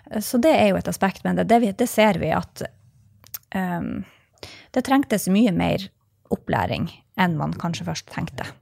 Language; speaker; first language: Norwegian; native; Norwegian